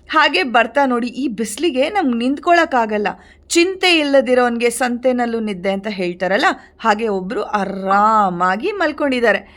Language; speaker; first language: Kannada; non-native, local second language; Tulu